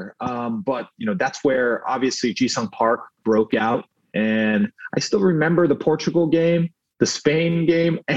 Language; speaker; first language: English; early bilingual, other home language; Korean